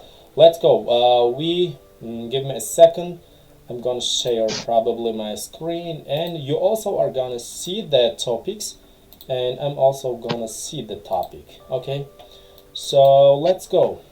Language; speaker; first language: English; non-native, fluent; Tajik